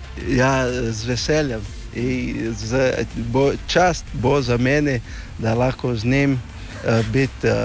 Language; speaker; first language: Slovenian; non-native, learner; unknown